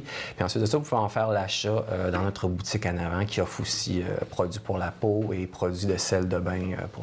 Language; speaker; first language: French; native; French